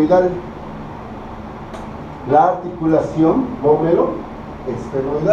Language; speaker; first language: Spanish; native; Spanish